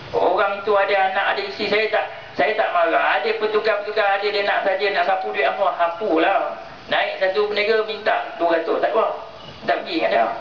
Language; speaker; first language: Malay; native; Malay